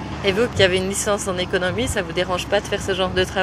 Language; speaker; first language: French; native; French